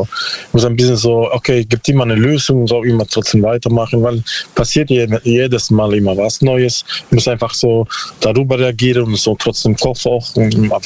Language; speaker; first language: German; non-native, learner; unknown